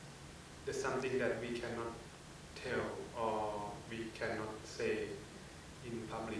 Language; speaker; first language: English; non-native, fluent; Thai